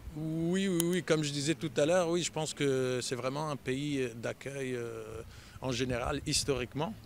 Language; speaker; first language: French; early bilingual, heritage; French